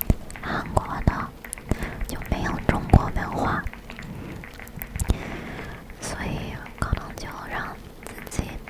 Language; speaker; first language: Chinese; early bilingual, heritage; English